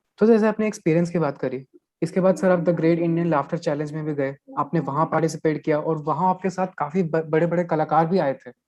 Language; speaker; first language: Hindi; native; Hindi